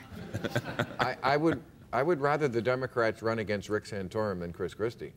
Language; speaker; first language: English; native; English